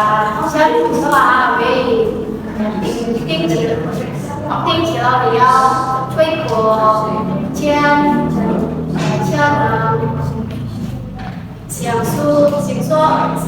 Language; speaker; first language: Chinese; non-native, learner; Indonesian